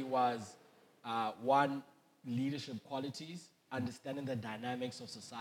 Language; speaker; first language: English; non-native, local second language; Southern Sotho